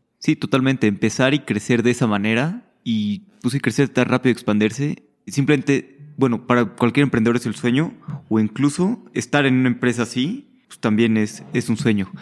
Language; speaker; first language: Spanish; native; Spanish